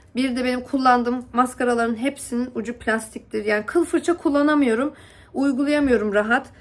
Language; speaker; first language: Turkish; early bilingual, heritage; Turkish